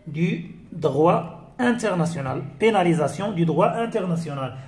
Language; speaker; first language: French; non-native, local second language; Arabic